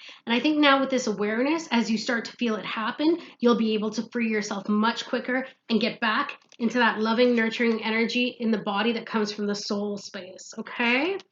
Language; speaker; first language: English; native; English